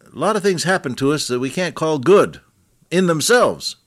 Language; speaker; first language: English; native; English